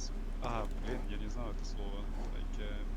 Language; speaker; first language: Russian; non-native, learner; English